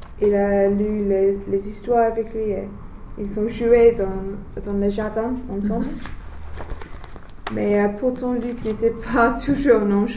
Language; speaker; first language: French; non-native, learner; English